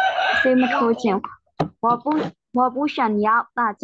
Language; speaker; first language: Chinese; non-native, learner; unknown